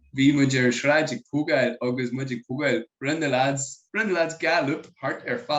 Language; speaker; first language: Irish; non-native, local second language; English